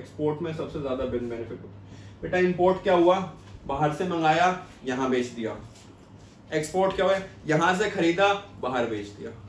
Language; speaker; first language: Hindi; native; Hindi